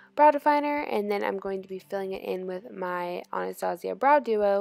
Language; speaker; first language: English; native; English